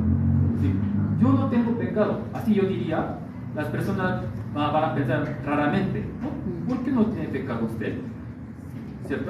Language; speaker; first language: Spanish; non-native, fluent; Korean